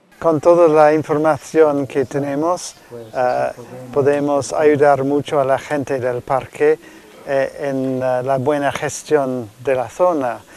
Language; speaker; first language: Spanish; non-native, fluent; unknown